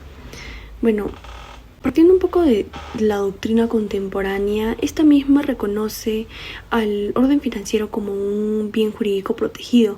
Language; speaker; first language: Spanish; native; Spanish